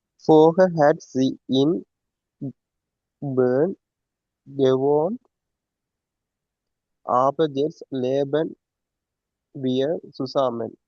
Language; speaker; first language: German; non-native, learner; Tamil